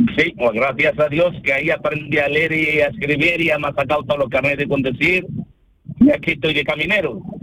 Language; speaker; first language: Spanish; early bilingual, other home language; Arabic